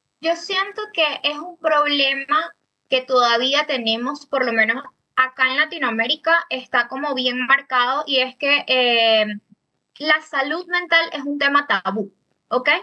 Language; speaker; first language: Spanish; native; Spanish